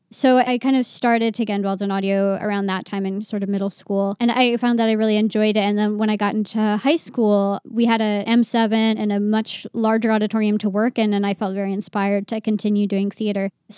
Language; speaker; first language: English; native; English